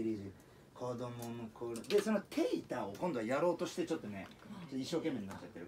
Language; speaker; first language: Japanese; native; Japanese